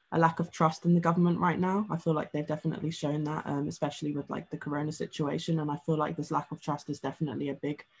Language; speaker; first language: English; native; English